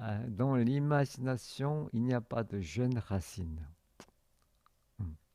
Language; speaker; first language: French; non-native, fluent; Korean